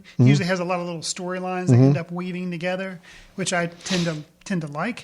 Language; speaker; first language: English; native; English